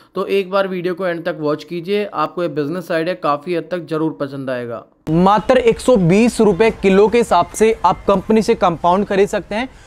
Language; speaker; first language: Hindi; native; Hindi